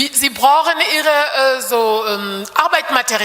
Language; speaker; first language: German; non-native, fluent; French